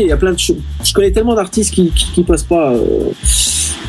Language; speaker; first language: French; native; French